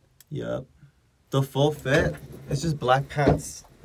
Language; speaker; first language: English; early bilingual, other home language; Korean